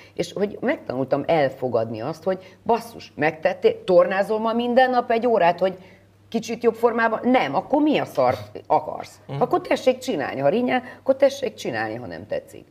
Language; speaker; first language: Hungarian; native; Hungarian